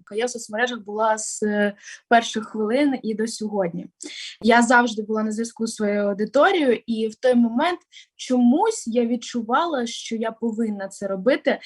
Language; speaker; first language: Ukrainian; non-native, local second language; Russian